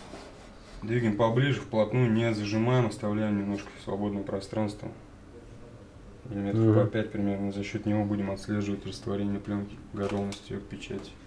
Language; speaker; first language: Russian; native; Russian